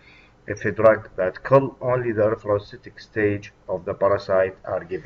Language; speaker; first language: English; non-native, fluent; Arabic